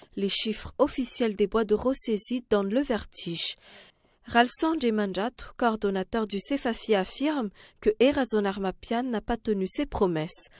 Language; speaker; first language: French; non-native, local second language; Malagasy